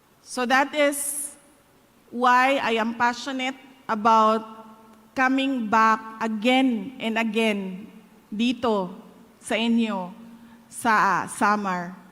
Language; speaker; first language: Filipino; non-native, local second language; Cebuano